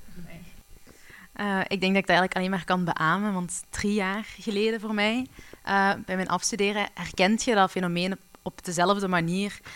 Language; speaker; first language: Dutch; early bilingual, other home language; Arabic